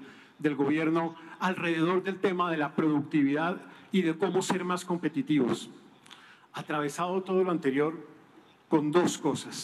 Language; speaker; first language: Spanish; native; Spanish